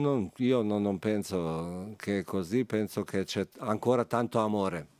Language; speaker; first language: Italian; non-native, fluent; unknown